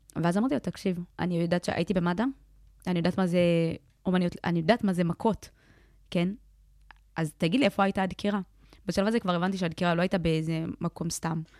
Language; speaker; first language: Hebrew; early bilingual, other home language; Amharic